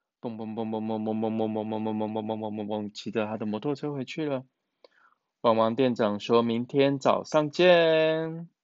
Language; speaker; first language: Chinese; native; Chinese